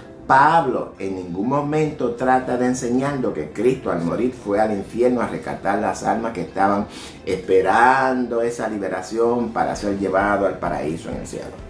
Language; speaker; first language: Spanish; native; Spanish